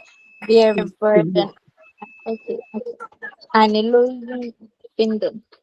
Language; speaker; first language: German; non-native, learner; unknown